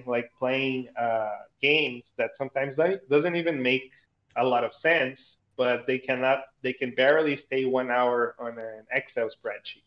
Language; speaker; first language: English; non-native, fluent; Portuguese